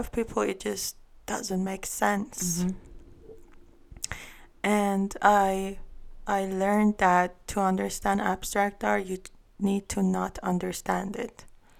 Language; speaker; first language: English; non-native, fluent; Armenian